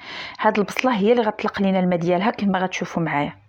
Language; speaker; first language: Arabic; native; Arabic